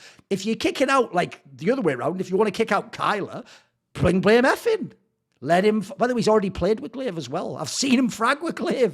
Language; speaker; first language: English; native; English